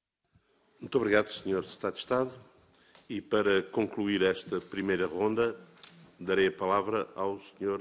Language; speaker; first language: Portuguese; native; Portuguese